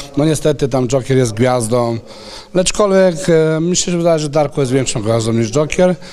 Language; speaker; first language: Polish; non-native, fluent; Serbian